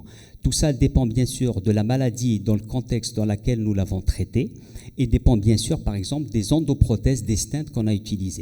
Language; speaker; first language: French; non-native, local second language; Arabic